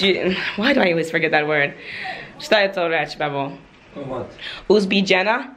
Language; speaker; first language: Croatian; non-native, learner; English